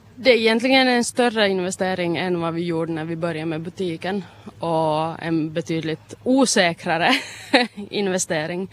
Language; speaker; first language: Swedish; native; Swedish